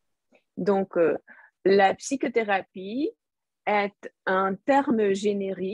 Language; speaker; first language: French; non-native, fluent; Hungarian